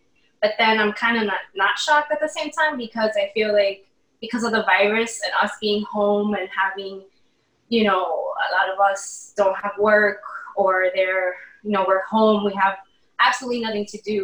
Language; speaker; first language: English; native; English